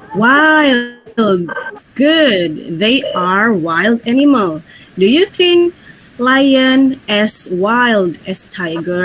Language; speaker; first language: English; non-native, fluent; Indonesian